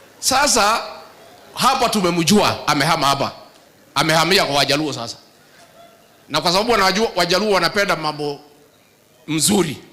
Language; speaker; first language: Swahili; non-native, local second language; Kikuyu